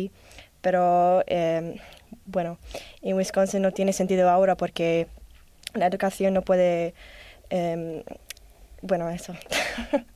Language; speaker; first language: Spanish; non-native, learner; English